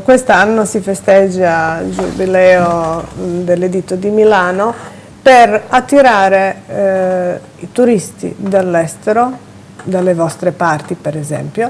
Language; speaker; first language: Italian; non-native, fluent; Serbian